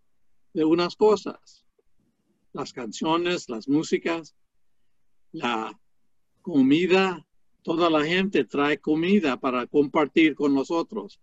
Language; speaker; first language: Spanish; non-native, fluent; English